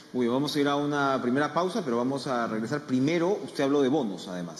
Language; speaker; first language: Spanish; native; Spanish